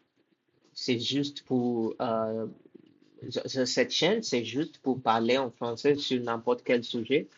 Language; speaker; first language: French; non-native, fluent; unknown